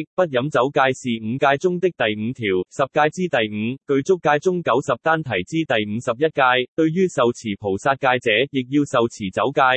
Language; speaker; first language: Chinese; non-native, local second language; Cantonese